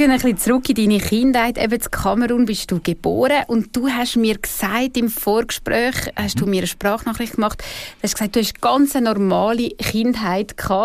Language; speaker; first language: German; native; German